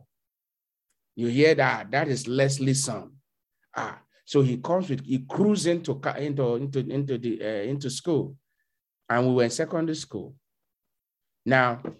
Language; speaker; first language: English; non-native, local second language; Yoruba